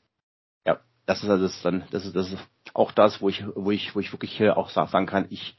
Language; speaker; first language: German; native; German